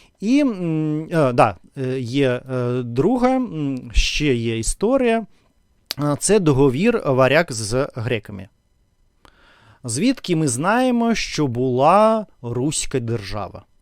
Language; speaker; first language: Ukrainian; non-native, fluent; Russian